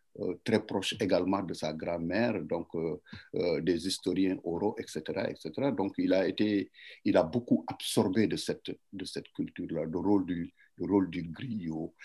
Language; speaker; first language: French; non-native, local second language; Wolof